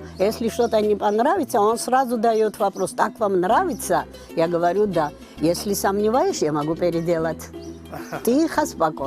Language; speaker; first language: Russian; non-native, fluent; Georgian